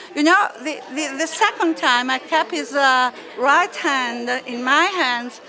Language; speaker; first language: English; non-native, fluent; Italian